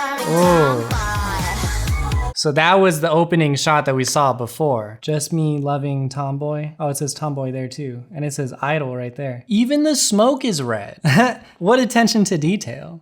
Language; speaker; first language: English; native; English